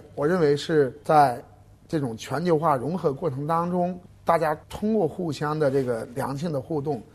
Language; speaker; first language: Chinese; native; Chinese